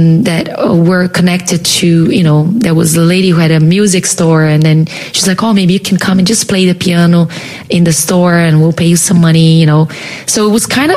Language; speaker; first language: English; non-native, fluent; Portuguese